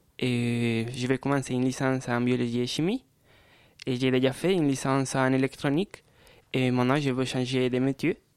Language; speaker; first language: French; non-native, learner; Spanish